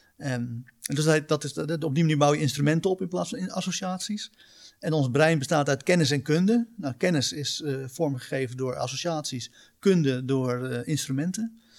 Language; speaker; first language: Dutch; native; Dutch